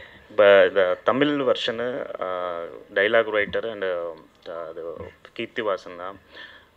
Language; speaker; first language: Tamil; non-native, learner; Telugu